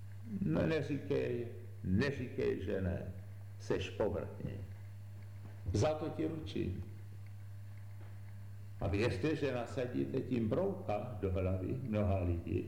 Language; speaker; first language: Czech; native; Czech